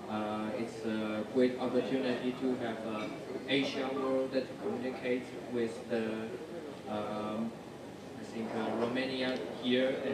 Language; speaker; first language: English; non-native, learner; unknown